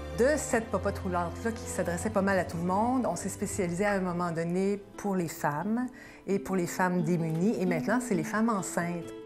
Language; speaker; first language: French; native; French